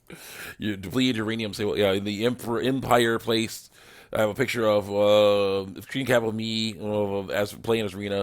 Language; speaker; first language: English; native; English